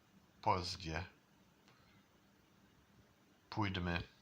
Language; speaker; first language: Czech; non-native, learner; English